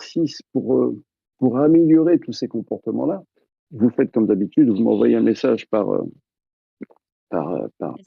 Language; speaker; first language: French; native; French